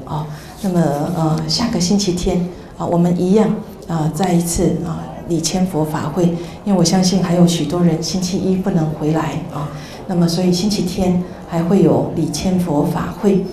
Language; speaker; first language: Chinese; native; Chinese